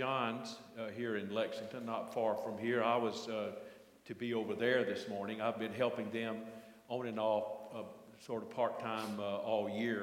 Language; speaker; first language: English; native; English